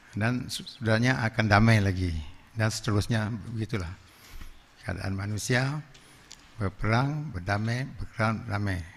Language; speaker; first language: Indonesian; non-native, local second language; Achinese